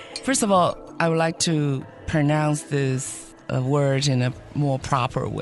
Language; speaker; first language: English; non-native, fluent; Chinese